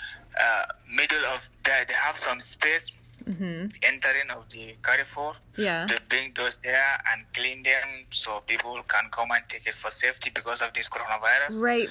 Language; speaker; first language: English; non-native, local second language; Fula